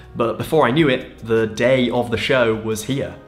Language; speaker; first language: English; native; English